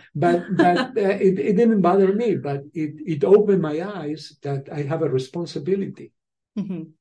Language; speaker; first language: English; non-native, fluent; Spanish